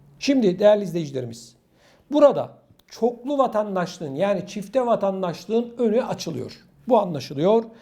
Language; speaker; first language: Turkish; native; Turkish